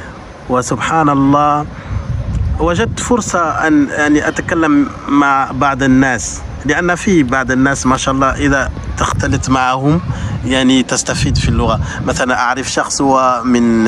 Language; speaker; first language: Arabic; non-native, fluent; French